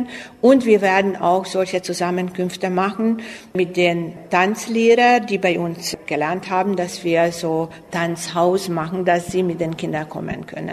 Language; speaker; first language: German; non-native, local second language; Hungarian